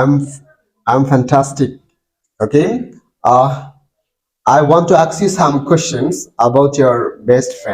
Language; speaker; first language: English; non-native, fluent; Bangla